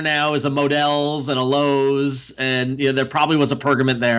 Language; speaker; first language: English; native; English